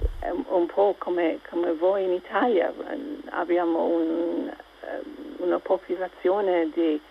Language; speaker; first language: Italian; non-native, local second language; English